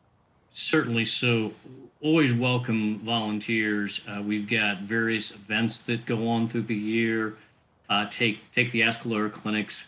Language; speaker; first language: English; native; English